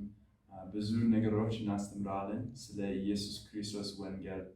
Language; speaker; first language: Amharic; non-native, learner; English